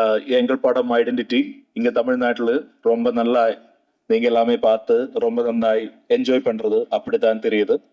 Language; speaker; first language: Tamil; non-native, learner; Malayalam